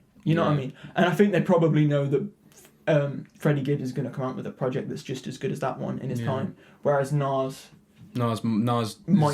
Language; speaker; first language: English; native; English